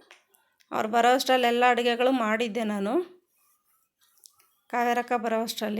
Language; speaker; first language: Kannada; native; Kannada